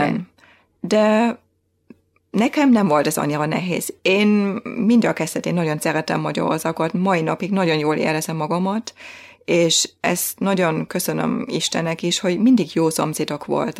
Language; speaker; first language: Hungarian; non-native, fluent; German